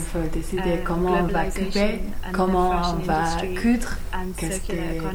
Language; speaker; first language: French; non-native, learner; English